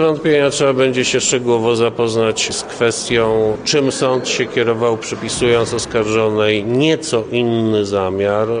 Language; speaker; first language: Polish; native; Polish